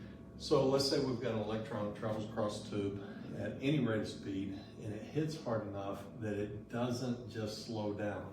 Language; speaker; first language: English; native; English